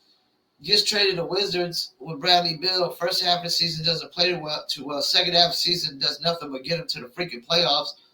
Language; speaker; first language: English; native; English